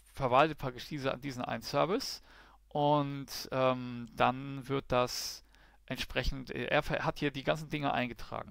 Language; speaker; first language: German; native; German